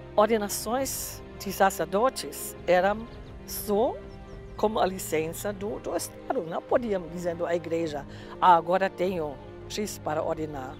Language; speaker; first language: Portuguese; non-native, fluent; German